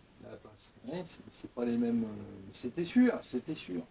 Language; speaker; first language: French; native; French